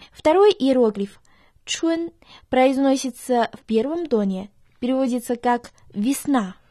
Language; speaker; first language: Russian; non-native, fluent; Chinese